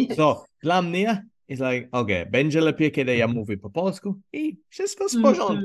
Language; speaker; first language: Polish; non-native, learner; English